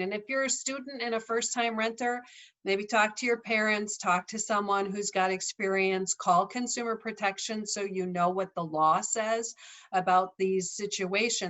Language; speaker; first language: English; native; English